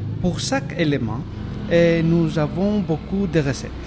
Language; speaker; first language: French; non-native, learner; Greek